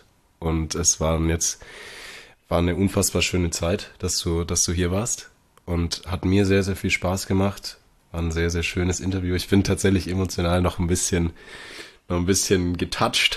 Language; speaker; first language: German; native; German